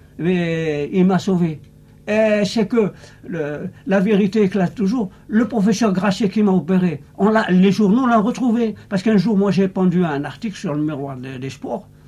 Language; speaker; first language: French; non-native, local second language; Arabic